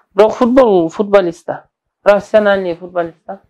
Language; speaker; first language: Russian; non-native, local second language; Kyrgyz